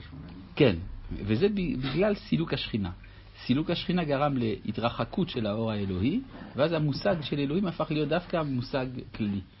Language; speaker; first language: Hebrew; native; Hebrew